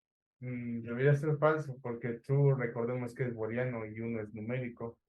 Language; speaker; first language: Spanish; native; Spanish